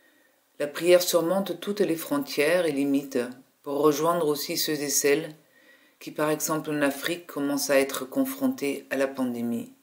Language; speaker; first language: French; native; French